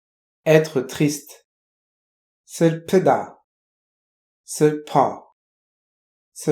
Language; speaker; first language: Korean; non-native, fluent; French